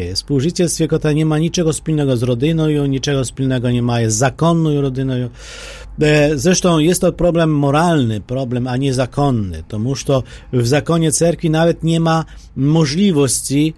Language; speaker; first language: Polish; non-native, learner; Ukrainian